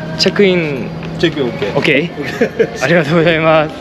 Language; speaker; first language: Japanese; non-native, learner; Korean